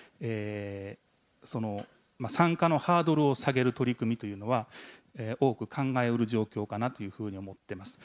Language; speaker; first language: Japanese; native; Japanese